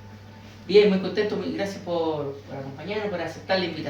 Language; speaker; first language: Spanish; native; Spanish